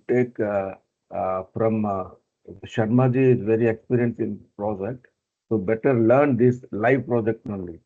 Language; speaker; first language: English; non-native, learner; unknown